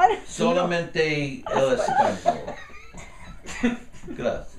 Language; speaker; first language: Spanish; non-native, learner; English